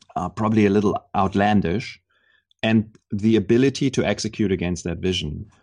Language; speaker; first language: English; non-native, fluent; German